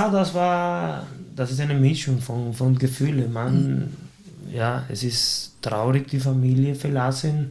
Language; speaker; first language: German; non-native, fluent; Spanish